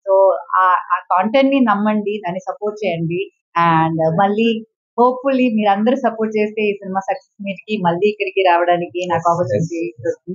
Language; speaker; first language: Telugu; non-native, local second language; Malayalam